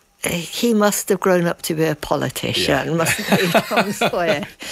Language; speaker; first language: English; native; English